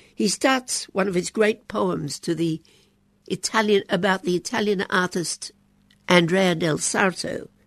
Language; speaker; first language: English; native; English